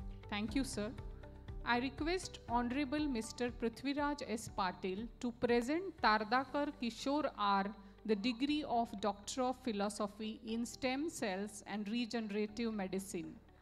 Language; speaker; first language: English; non-native, local second language; Marathi